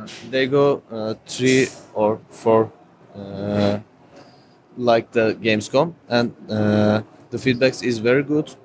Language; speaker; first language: English; non-native, learner; Turkish